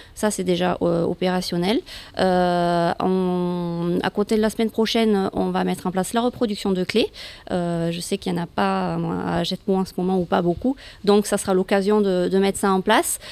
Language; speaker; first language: French; native; French